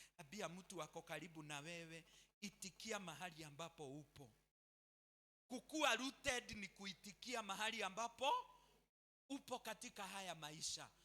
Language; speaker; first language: Swahili; non-native, local second language; Kikuyu